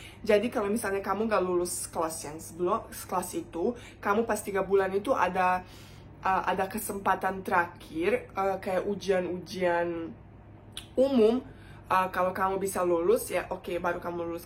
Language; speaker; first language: Indonesian; non-native, fluent; Bosnian